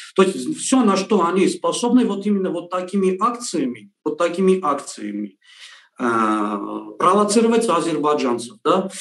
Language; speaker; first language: Russian; non-native, local second language; Armenian